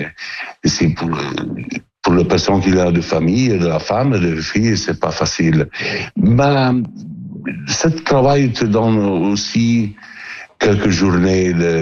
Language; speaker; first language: French; non-native, learner; Italian